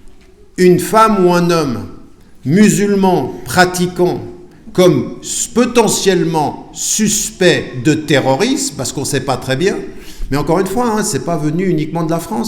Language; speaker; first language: French; native; French